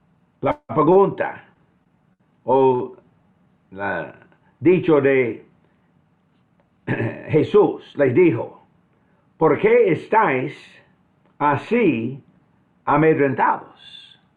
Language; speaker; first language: Spanish; non-native, fluent; English